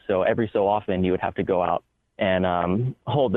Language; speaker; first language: English; native; English